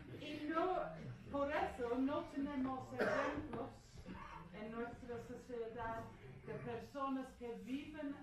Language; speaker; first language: Spanish; non-native, fluent; English